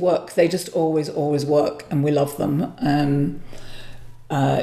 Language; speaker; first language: English; native; English